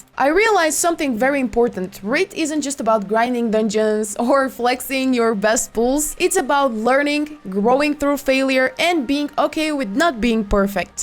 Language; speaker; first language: English; non-native, fluent; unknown